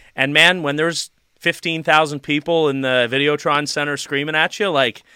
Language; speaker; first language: English; native; English